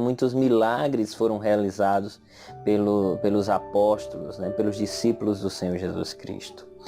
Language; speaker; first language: Portuguese; native; Portuguese